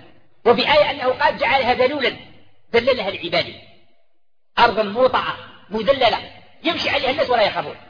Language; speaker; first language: Arabic; native; Arabic